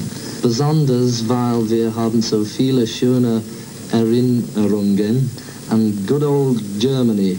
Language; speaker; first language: German; non-native, learner; English